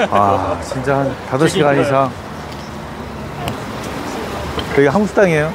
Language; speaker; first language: Korean; native; Korean